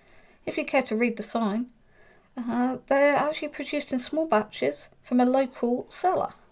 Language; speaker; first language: English; native; English